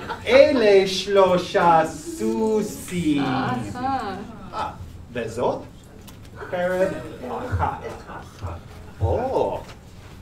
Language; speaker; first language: Hebrew; non-native, fluent; English